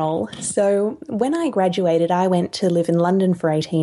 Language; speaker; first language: English; native; English